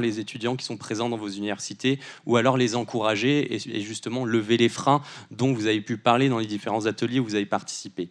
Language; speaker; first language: French; native; French